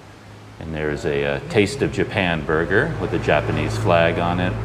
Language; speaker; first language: English; native; English